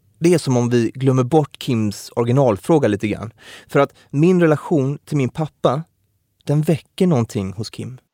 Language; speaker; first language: Swedish; native; Swedish